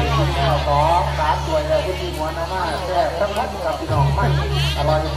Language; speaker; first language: Thai; non-native, local second language; Northeastern Thai